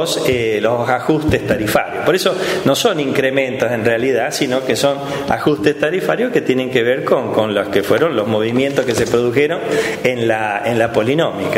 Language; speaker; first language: Spanish; native; Spanish